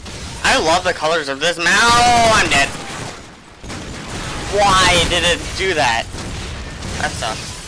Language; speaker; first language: English; native; English